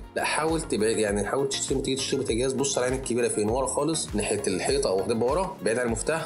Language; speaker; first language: Arabic; native; Arabic